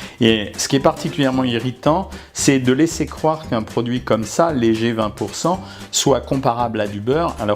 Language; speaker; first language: French; native; French